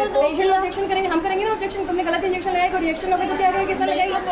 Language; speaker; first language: Hindi; native; Hindi